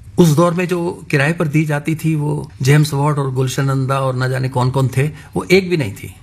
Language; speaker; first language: Hindi; non-native, local second language; Punjabi